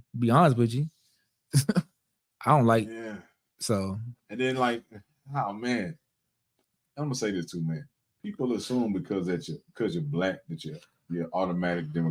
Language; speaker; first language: English; native; English